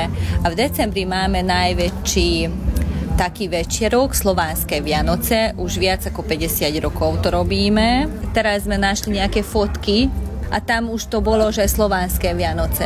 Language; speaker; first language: Slovak; non-native, local second language; Hungarian